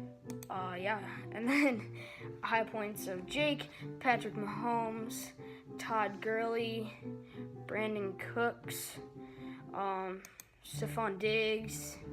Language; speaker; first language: English; native; English